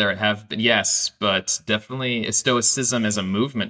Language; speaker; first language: English; non-native, fluent; Persian